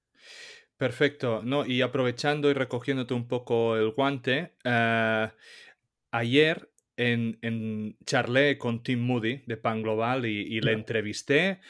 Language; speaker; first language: Spanish; native; Spanish